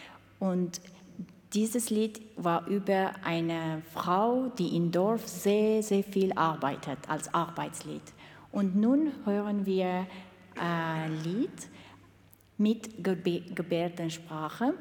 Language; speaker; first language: German; non-native, learner; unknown